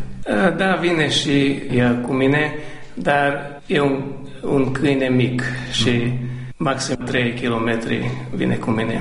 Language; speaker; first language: Romanian; non-native, local second language; Hungarian